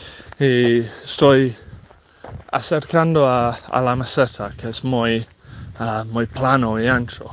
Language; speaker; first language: Spanish; non-native, fluent; English